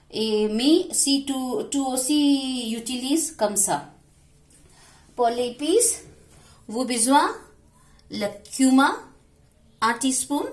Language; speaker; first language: French; non-native, learner; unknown